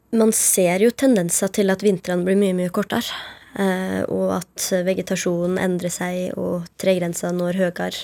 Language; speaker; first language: Norwegian; native; Norwegian